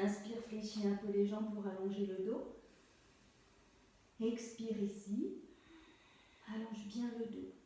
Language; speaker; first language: French; native; French